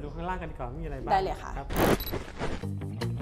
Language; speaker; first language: Thai; native; Thai